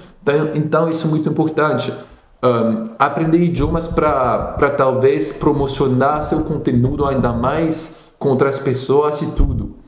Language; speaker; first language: Portuguese; non-native, fluent; French